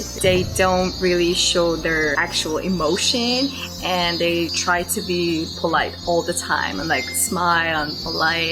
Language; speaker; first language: English; non-native, fluent; Persian